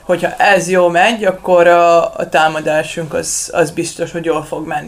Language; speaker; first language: Hungarian; non-native, learner; Serbian